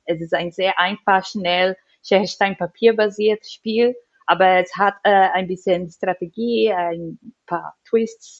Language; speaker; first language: German; non-native, learner; Portuguese